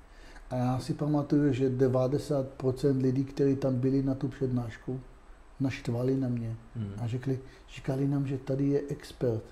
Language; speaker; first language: Czech; non-native, fluent; Hebrew